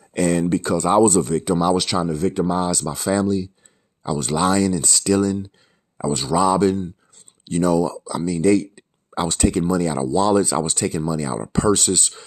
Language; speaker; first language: English; native; English